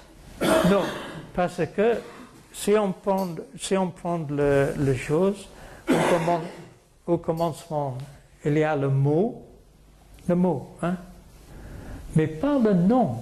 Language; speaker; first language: French; non-native, fluent; English